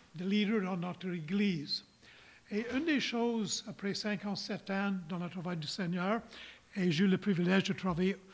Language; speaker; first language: French; non-native, local second language; English